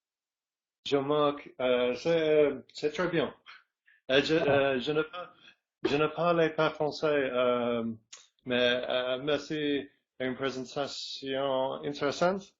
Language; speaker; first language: French; non-native, learner; English